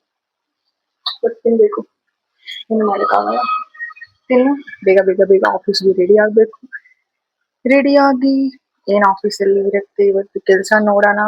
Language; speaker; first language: Kannada; non-native, learner; Hindi